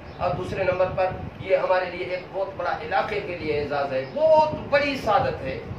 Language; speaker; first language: Urdu; non-native, local second language; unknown